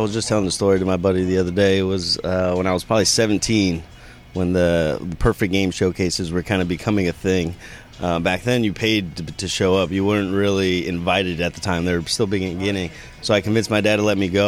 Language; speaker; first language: English; early bilingual, other home language; Spanish